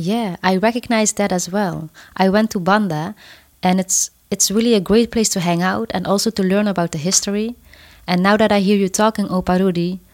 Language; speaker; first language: English; non-native, fluent; Dutch